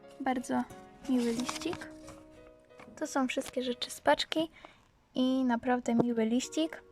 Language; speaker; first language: Polish; native; Polish